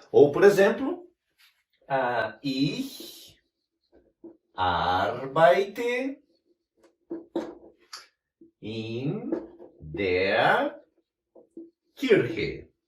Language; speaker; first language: German; non-native, fluent; Portuguese